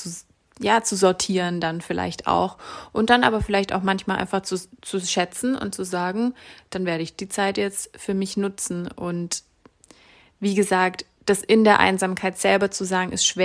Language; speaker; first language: German; native; German